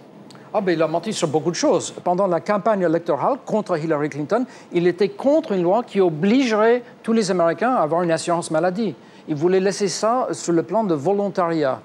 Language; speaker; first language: French; non-native, fluent; English